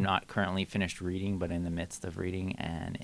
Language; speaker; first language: English; native; English